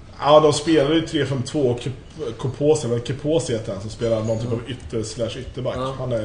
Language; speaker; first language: Swedish; native; Swedish